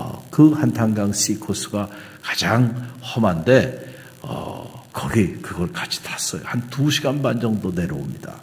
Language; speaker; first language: Korean; native; Korean